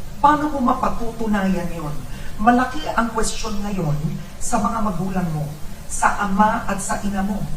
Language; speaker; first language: Filipino; native; Filipino